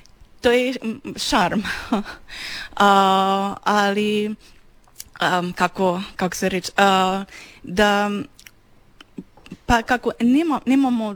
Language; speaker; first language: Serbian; non-native, learner; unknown